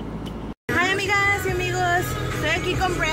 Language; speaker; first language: Spanish; native; Spanish